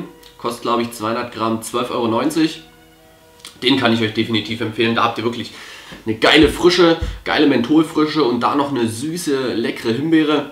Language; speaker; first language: German; native; German